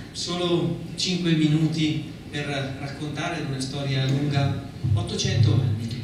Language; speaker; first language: Italian; native; Italian